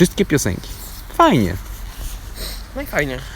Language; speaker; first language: Polish; native; Polish